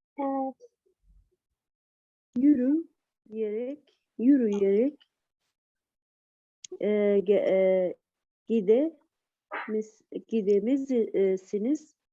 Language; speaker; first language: Turkish; non-native, learner; Arabic